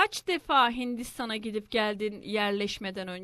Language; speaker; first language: Turkish; native; Turkish